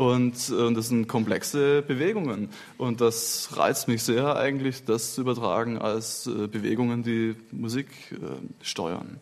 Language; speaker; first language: German; native; German